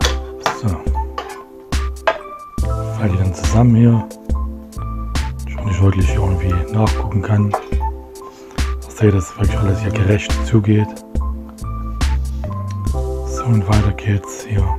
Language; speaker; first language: German; native; German